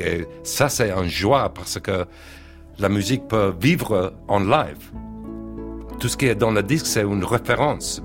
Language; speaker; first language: French; non-native, learner; English